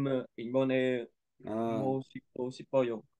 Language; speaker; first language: Korean; non-native, learner; Vietnamese